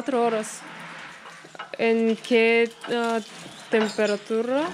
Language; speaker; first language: Spanish; non-native, learner; Bulgarian